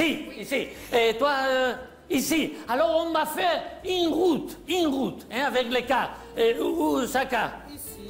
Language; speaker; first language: French; non-native, learner; Spanish